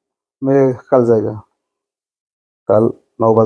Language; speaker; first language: Hindi; non-native, learner; Bangla